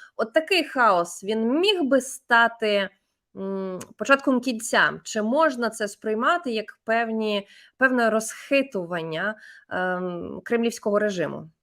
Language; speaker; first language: Ukrainian; native; Ukrainian